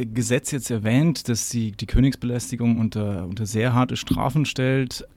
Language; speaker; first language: German; native; German